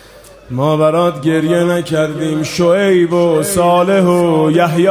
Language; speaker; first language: Persian; native; Persian